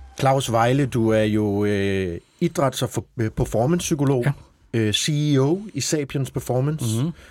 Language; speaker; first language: Danish; native; Danish